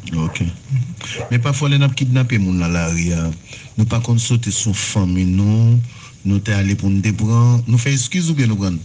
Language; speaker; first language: Haitian Creole; native; Haitian Creole